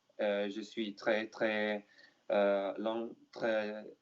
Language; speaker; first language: French; non-native, learner; Italian